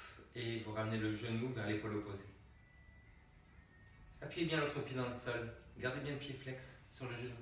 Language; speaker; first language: French; native; French